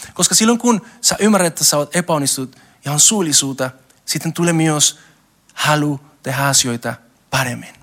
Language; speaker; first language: Finnish; non-native, learner; Spanish